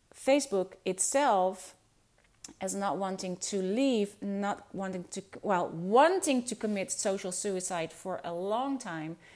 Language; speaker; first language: English; non-native, fluent; Dutch